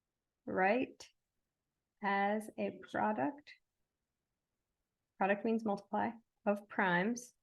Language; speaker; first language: English; native; English